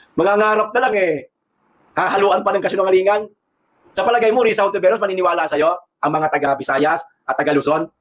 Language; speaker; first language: Filipino; non-native, local second language; Cebuano